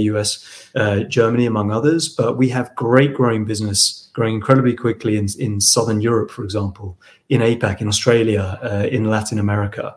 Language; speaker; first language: English; native; English